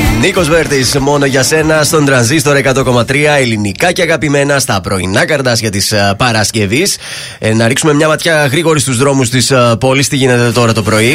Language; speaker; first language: Greek; native; Greek